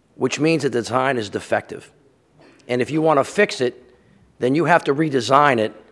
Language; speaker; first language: English; native; English